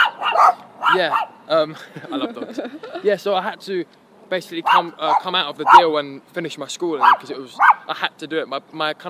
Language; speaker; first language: English; native; English